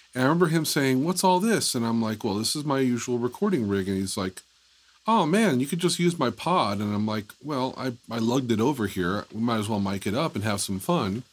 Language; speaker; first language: English; native; English